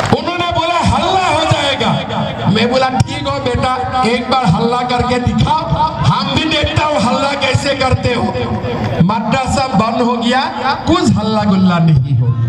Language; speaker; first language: Hindi; non-native, local second language; Assamese